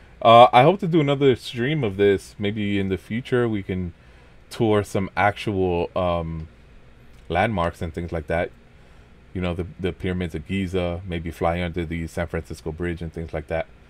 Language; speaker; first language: English; early bilingual, other home language; Spanish